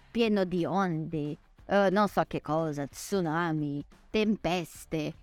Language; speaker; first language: Italian; non-native, fluent; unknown